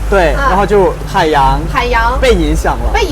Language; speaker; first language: Chinese; non-native, fluent; Thai